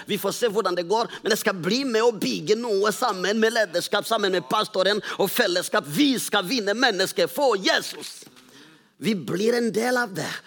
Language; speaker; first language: Norwegian; non-native, fluent; Rundi